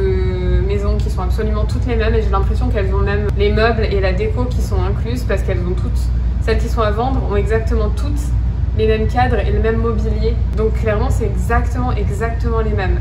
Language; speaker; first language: French; native; French